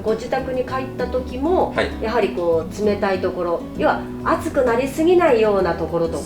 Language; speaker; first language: Japanese; native; Japanese